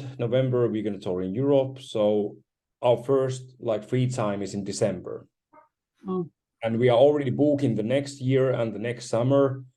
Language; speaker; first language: English; non-native, fluent; Finnish